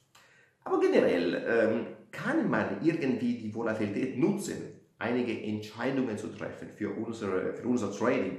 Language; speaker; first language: German; non-native, fluent; Italian